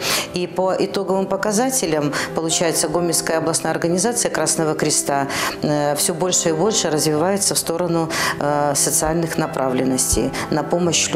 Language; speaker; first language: Russian; native; Russian